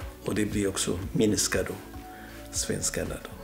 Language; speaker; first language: Swedish; non-native, fluent; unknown